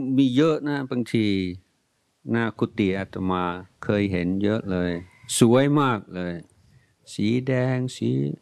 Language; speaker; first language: Thai; non-native, fluent; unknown